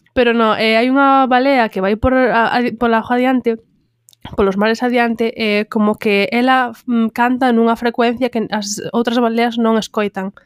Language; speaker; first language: Galician; non-native, local second language; Spanish